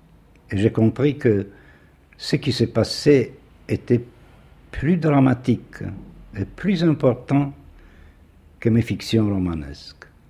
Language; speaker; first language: French; non-native, fluent; Polish